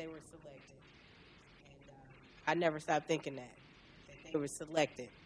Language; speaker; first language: English; native; English